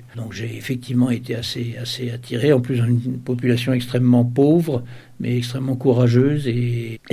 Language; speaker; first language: French; native; French